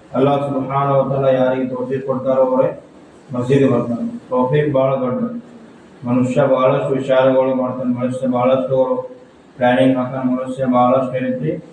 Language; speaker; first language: Kannada; non-native, local second language; Urdu